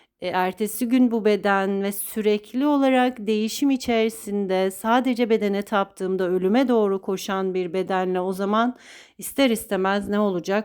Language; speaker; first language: Turkish; native; Turkish